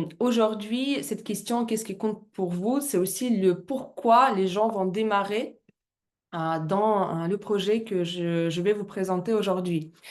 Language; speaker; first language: French; non-native, fluent; Russian